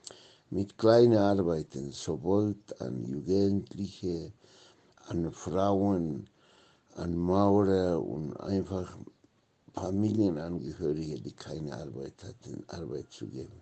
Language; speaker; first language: German; non-native, fluent; Spanish